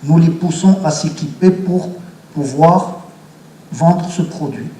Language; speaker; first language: French; non-native, local second language; Arabic